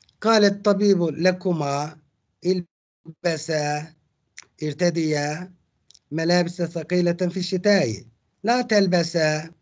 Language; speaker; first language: Arabic; non-native, fluent; Turkish